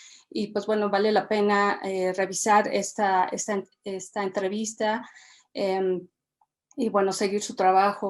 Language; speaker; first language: Spanish; native; Spanish